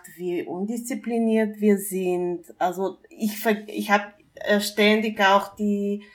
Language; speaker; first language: German; non-native, fluent; Bulgarian